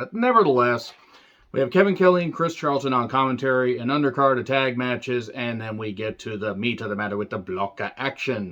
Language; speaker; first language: English; native; English